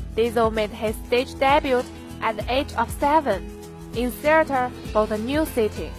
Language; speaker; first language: English; non-native, learner; Chinese